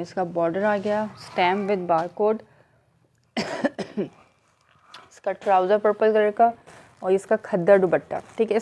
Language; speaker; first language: Urdu; native; Urdu